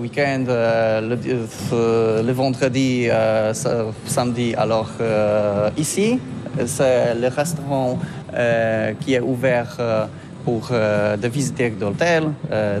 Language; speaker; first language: French; non-native, learner; Polish